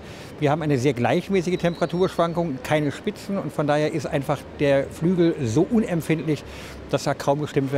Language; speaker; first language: German; native; German